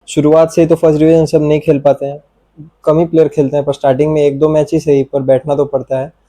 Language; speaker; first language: Hindi; non-native, local second language; Bangla